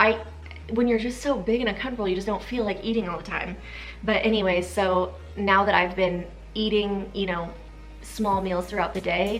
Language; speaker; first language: English; native; English